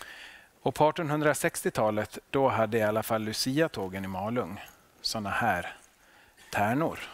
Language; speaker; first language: Swedish; non-native, local second language; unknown